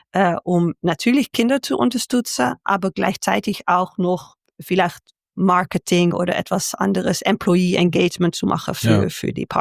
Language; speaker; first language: German; non-native, fluent; Dutch